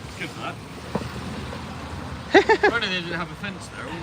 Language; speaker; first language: English; native; English